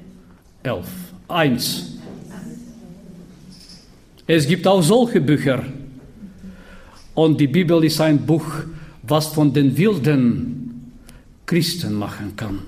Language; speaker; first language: German; non-native, fluent; Bulgarian